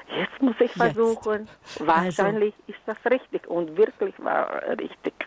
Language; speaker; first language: German; non-native, fluent; Croatian